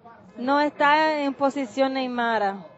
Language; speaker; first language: Spanish; native; Spanish